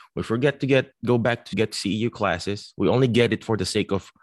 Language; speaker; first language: English; non-native, local second language; Filipino